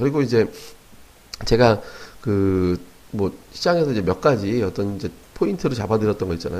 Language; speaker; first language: Korean; native; Korean